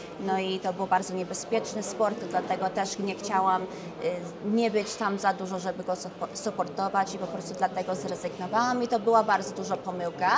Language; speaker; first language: Polish; early bilingual, heritage; Polish